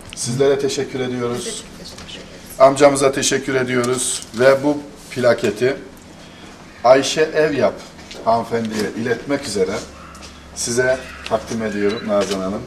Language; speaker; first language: Turkish; native; Turkish